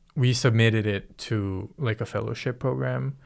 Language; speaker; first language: English; early bilingual, other home language; Filipino